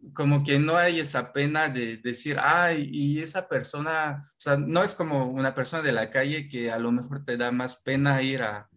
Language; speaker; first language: Spanish; non-native, fluent; French